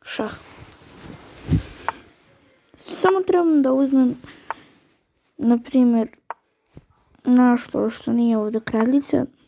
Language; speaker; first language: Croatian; early bilingual, heritage; Croatian